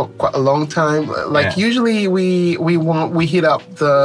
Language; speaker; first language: English; non-native, local second language; Yoruba